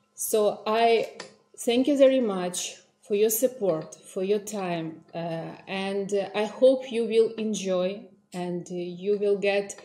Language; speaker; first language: English; non-native, fluent; Ukrainian